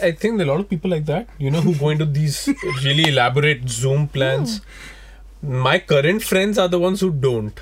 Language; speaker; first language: English; non-native, local second language; Hindi